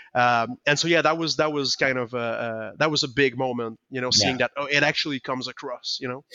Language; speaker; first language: English; non-native, fluent; French